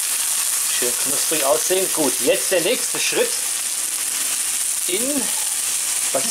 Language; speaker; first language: German; native; German